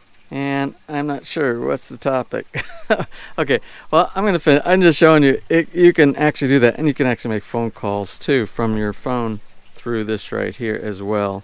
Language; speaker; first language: English; native; English